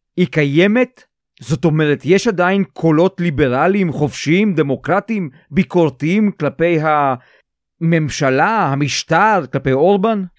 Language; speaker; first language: Hebrew; native; Hebrew